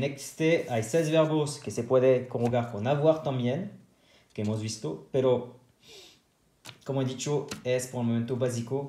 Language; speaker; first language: Spanish; non-native, fluent; French